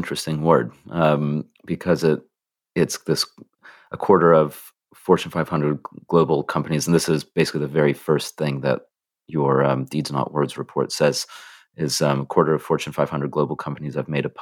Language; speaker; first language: English; native; English